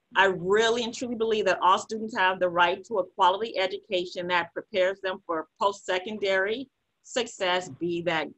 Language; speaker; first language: English; native; English